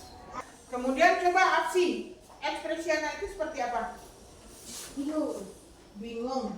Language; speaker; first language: Indonesian; native; Indonesian